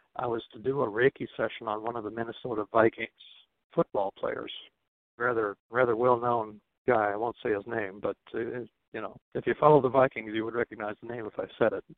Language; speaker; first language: English; native; English